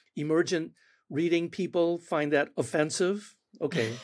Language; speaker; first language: English; non-native, fluent; Spanish